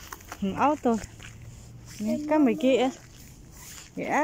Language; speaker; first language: German; non-native, learner; Filipino